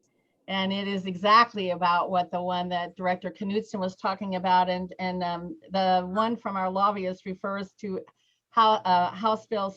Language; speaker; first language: English; native; English